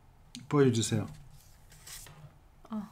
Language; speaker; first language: Korean; non-native, fluent; English